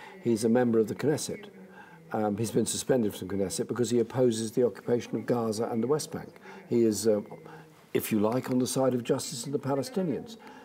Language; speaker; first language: English; native; English